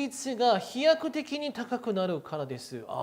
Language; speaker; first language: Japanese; non-native, fluent; Korean